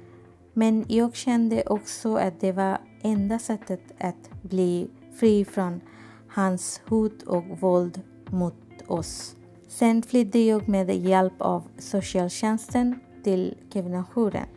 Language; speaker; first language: Swedish; non-native, fluent; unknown